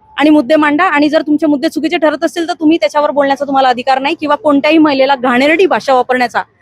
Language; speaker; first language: Marathi; non-native, local second language; Hindi